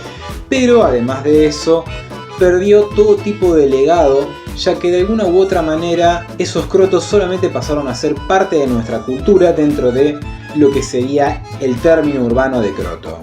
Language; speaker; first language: Spanish; native; Spanish